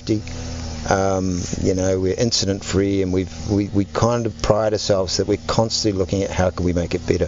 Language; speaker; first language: English; native; English